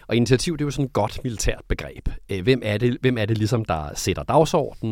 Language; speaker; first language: Danish; native; Danish